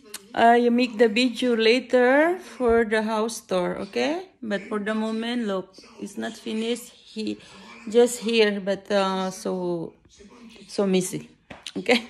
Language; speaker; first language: English; non-native, learner; Filipino